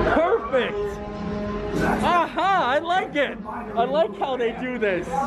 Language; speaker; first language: English; native; English